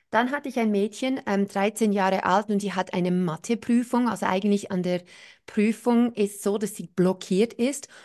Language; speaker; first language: German; non-native, fluent; English